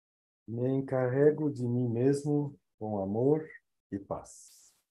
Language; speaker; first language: Spanish; non-native, learner; Portuguese